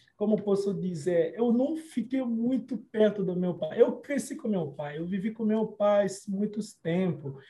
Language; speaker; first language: Portuguese; non-native, fluent; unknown